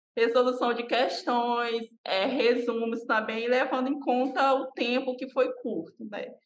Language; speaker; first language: Portuguese; native; Portuguese